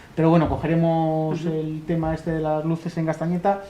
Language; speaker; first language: Spanish; non-native, local second language; Basque